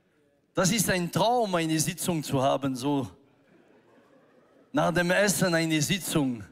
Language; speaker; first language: German; non-native, fluent; French